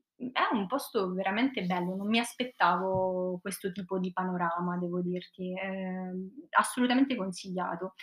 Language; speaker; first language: Italian; native; Italian